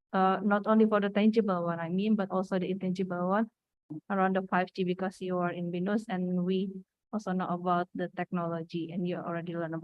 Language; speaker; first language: English; non-native, fluent; Indonesian